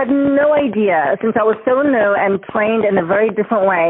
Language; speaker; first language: English; non-native, fluent; Polish